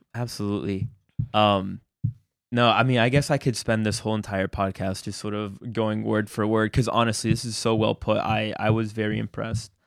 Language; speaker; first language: English; early bilingual, other home language; Spanish